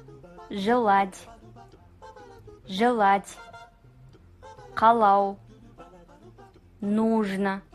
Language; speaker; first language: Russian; non-native, fluent; Kazakh